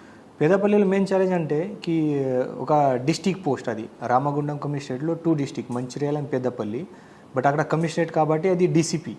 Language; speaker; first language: Telugu; non-native, learner; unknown